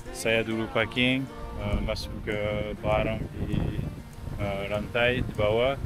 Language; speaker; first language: Indonesian; non-native, learner; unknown